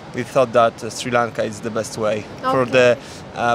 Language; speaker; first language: English; non-native, learner; Polish